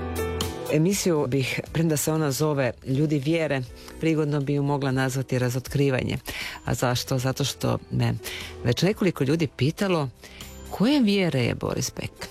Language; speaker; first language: Serbian; native; Serbian